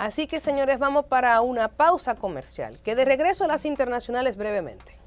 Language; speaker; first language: Spanish; native; Spanish